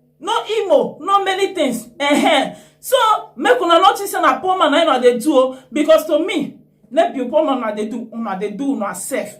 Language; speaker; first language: Nigerian Pidgin; native; Nigerian Pidgin